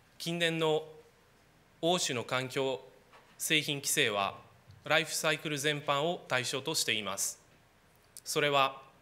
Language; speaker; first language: Japanese; non-native, fluent; Romanian